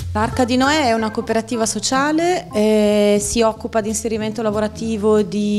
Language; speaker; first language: Italian; native; Italian